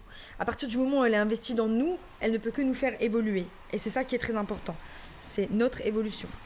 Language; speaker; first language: French; native; French